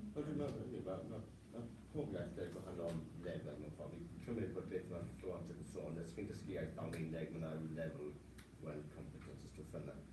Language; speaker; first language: Welsh; non-native, local second language; English